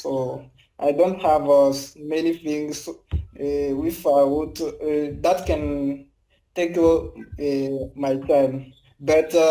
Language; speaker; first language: English; non-native, learner; French